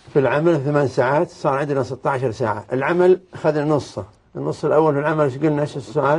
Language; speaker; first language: Arabic; native; Arabic